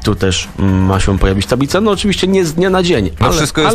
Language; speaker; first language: Polish; native; Polish